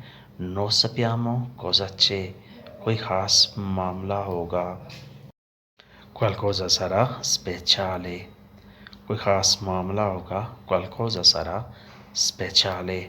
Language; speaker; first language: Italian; non-native, learner; Urdu